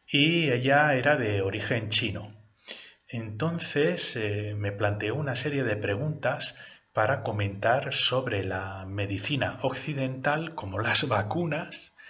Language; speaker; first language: Spanish; native; Spanish